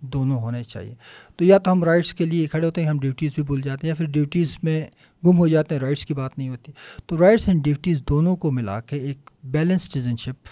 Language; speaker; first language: Urdu; non-native, local second language; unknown